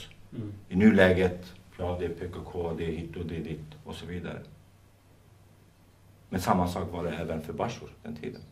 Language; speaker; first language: Swedish; non-native, fluent; Kurdish